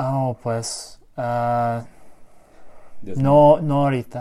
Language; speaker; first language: Spanish; non-native, learner; English